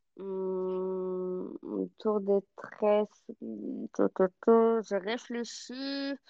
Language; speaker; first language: French; non-native, fluent; Russian